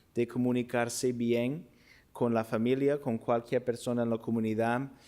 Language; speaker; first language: Spanish; non-native, fluent; English